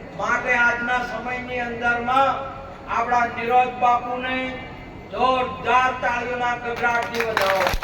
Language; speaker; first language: Gujarati; non-native, local second language; Marwari